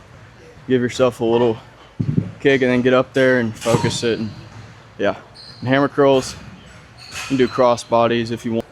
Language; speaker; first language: English; native; English